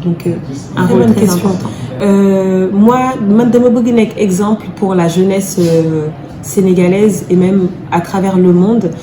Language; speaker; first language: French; early bilingual, other home language; Wolof